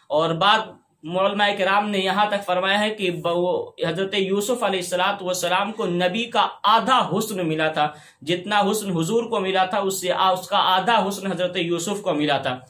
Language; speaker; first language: Urdu; native; Urdu